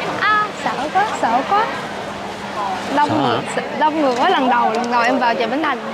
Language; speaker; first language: Vietnamese; native; Vietnamese